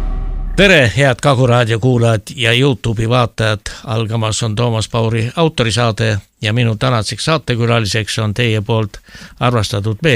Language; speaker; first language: Estonian; native; Estonian